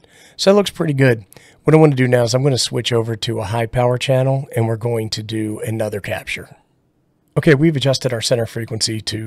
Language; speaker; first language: English; native; English